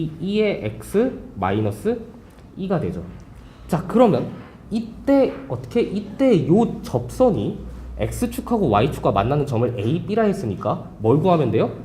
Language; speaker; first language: Korean; native; Korean